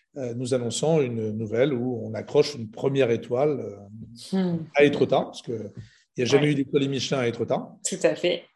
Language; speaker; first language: French; non-native, local second language; Arabic